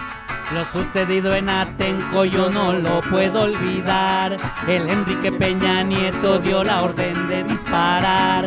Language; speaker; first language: Spanish; native; Spanish